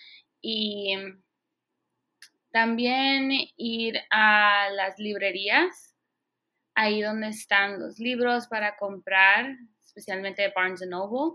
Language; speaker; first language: Spanish; early bilingual, heritage; Spanish